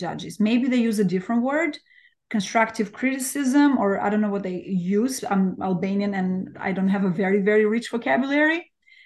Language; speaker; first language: English; non-native, fluent; Albanian